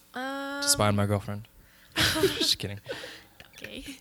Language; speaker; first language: English; early bilingual, other home language; Filipino